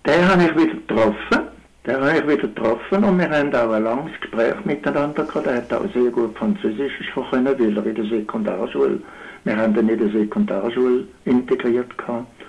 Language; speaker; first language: German; native; German